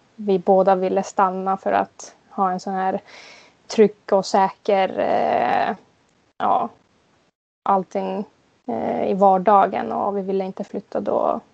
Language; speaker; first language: Swedish; non-native, local second language; Finnish